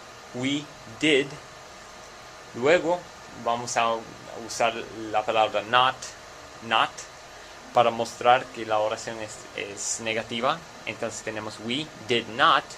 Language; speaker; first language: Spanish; non-native, fluent; English